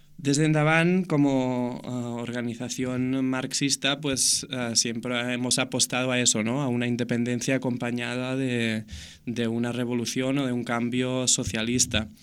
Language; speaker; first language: Spanish; non-native, local second language; Catalan